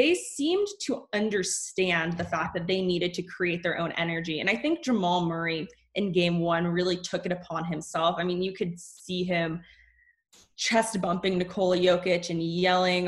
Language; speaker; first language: English; native; English